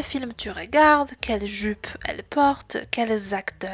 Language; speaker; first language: French; non-native, fluent; Polish